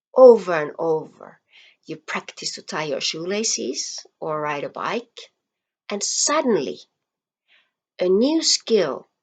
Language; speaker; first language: English; non-native, fluent; Finnish